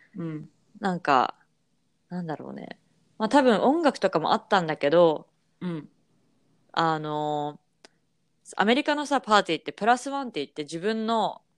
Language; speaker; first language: Japanese; native; Japanese